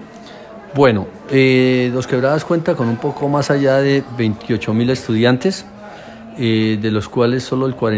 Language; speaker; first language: Spanish; native; Spanish